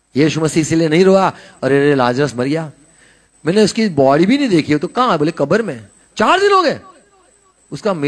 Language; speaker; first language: Hindi; non-native, local second language; Gujarati